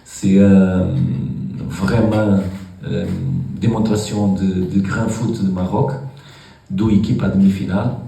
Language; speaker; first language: French; non-native, learner; Portuguese